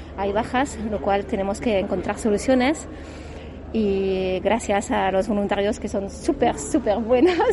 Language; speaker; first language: Spanish; non-native, fluent; French